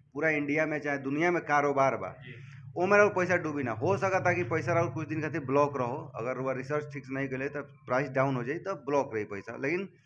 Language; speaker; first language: Hindi; native; Hindi